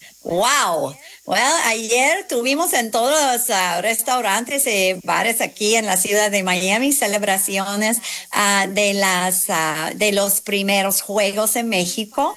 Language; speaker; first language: Spanish; non-native, fluent; English